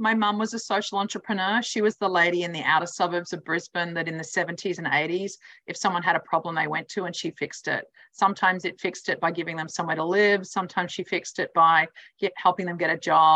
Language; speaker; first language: English; native; English